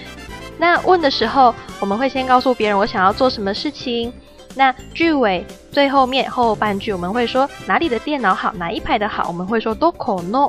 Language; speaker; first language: Chinese; native; Chinese